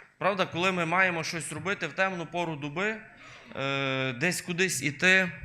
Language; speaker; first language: Ukrainian; native; Ukrainian